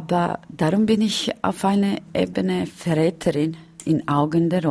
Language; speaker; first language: German; non-native, fluent; Romany